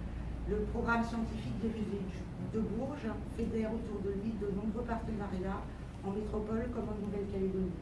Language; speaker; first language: French; native; French